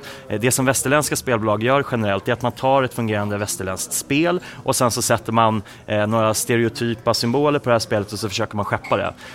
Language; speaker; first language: Swedish; native; Swedish